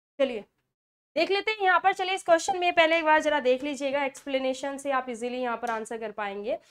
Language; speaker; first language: Hindi; native; Hindi